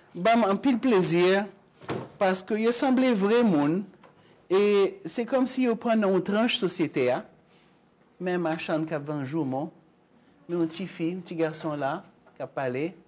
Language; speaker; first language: Haitian Creole; non-native, fluent; Hebrew